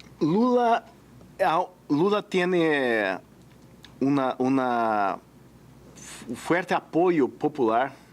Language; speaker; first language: Spanish; non-native, fluent; Portuguese